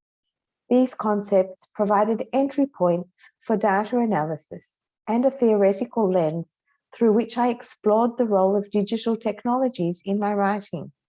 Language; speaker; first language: English; non-native, fluent; Hebrew